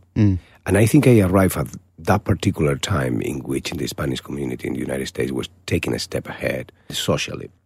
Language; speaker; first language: English; non-native, fluent; Spanish